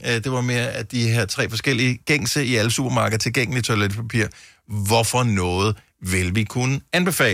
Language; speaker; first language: Danish; native; Danish